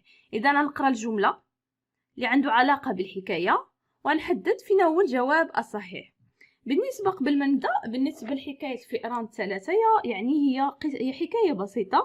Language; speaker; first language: Arabic; native; Arabic